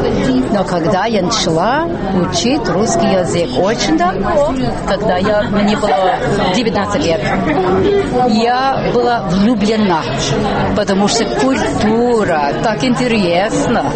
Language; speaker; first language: Russian; non-native, learner; English